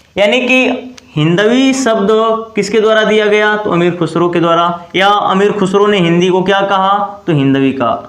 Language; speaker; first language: Hindi; native; Hindi